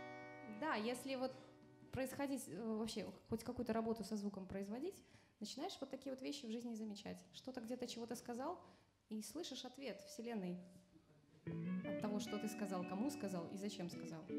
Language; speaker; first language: Russian; native; Russian